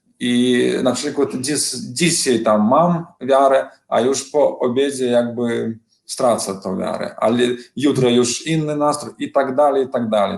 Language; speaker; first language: Polish; non-native, learner; Belarusian